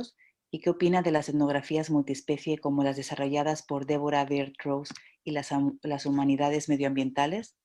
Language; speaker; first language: Spanish; native; Spanish